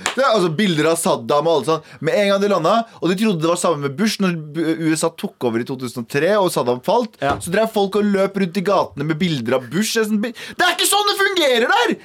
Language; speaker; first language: Norwegian; early bilingual, other home language; Kurdish